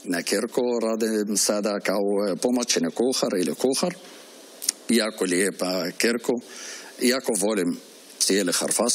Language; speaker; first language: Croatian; non-native, learner; Arabic